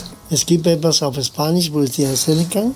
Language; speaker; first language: German; non-native, fluent; Spanish